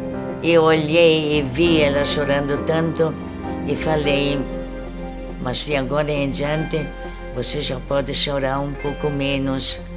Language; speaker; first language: Portuguese; early bilingual, other home language; German